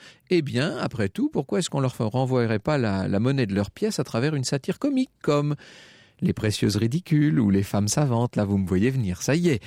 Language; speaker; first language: French; native; French